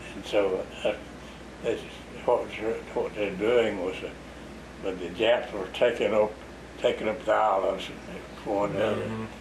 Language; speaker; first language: English; native; English